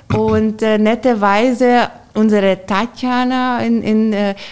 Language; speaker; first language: German; non-native, fluent; Hungarian